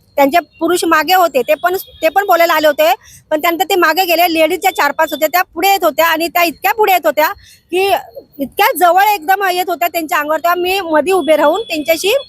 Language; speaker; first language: Marathi; native; Marathi